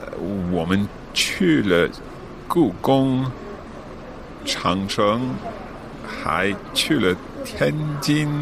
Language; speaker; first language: Chinese; non-native, learner; English